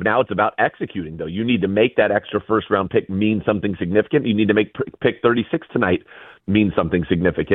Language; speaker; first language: English; native; English